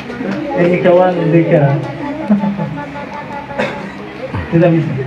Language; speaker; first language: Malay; non-native, fluent; Arabic